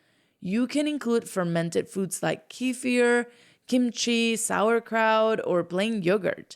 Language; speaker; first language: English; non-native, fluent; Spanish